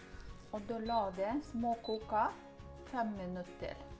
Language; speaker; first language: Norwegian; non-native, learner; Ukrainian